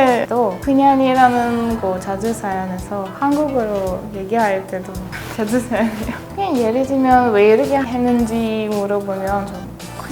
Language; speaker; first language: Korean; non-native, learner; Russian